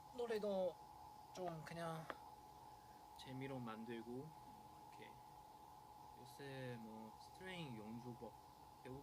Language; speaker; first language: Korean; non-native, fluent; Chinese